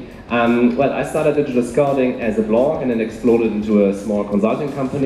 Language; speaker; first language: English; non-native, fluent; German